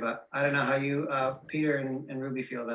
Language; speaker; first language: English; native; English